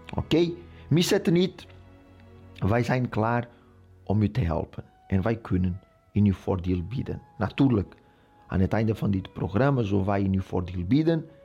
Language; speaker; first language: Dutch; non-native, fluent; Portuguese